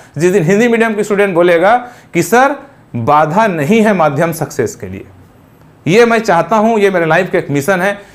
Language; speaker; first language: Hindi; native; Hindi